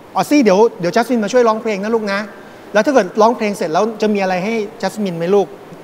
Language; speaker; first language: Thai; native; Thai